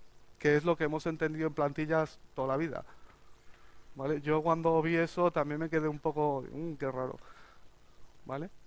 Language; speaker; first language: Spanish; native; Spanish